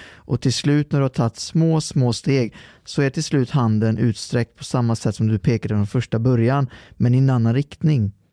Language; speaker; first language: Swedish; early bilingual, other home language; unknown